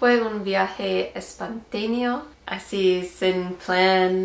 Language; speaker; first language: Spanish; non-native, learner; English